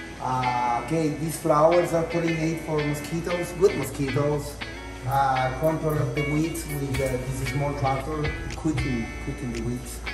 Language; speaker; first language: English; non-native, learner; Spanish